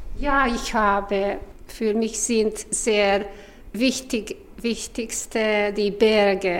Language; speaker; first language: German; non-native, learner; Hungarian